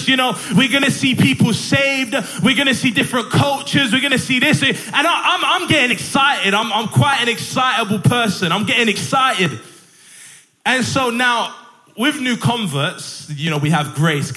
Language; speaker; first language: English; native; English